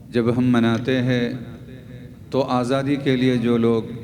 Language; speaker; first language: Hindi; non-native, local second language; Malayalam